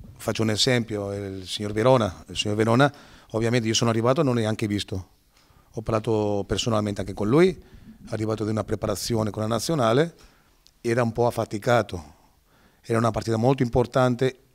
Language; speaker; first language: Italian; non-native, fluent; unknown